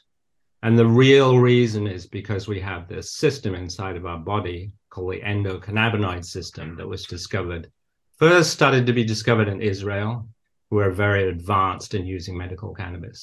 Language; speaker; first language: English; native; English